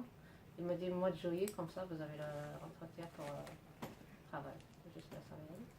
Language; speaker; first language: French; non-native, learner; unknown